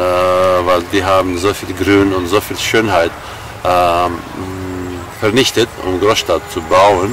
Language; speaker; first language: German; non-native, fluent; Armenian